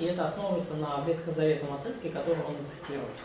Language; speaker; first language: Russian; native; Russian